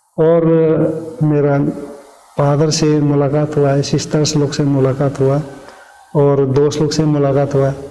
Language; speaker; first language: Hindi; non-native, local second language; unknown